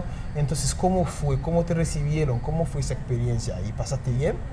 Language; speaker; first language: Spanish; non-native, fluent; Haitian Creole